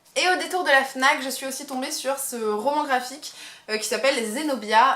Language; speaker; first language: French; native; French